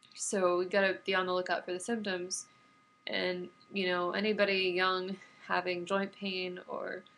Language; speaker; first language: English; native; English